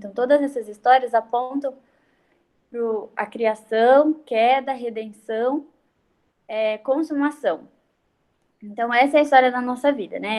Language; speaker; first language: Portuguese; native; Portuguese